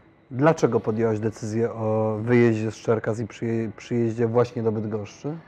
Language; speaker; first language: Polish; native; Polish